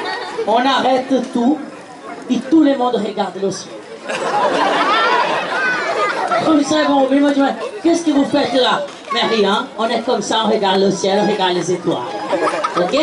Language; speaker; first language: French; non-native, fluent; Portuguese